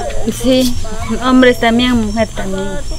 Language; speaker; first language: Spanish; non-native, local second language; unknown